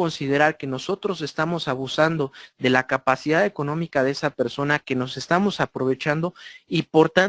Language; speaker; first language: Spanish; native; Spanish